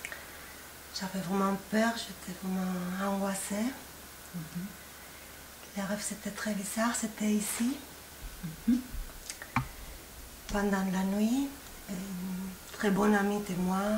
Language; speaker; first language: French; non-native, fluent; Spanish